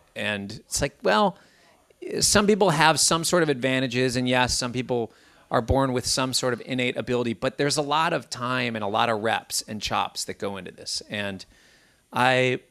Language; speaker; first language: English; native; English